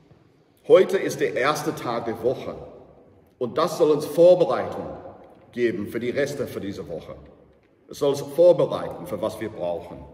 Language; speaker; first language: German; non-native, learner; English